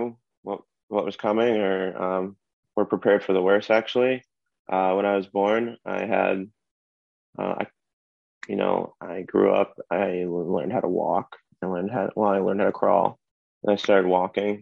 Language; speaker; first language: English; native; English